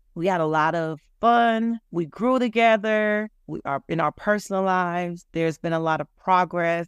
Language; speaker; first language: English; native; English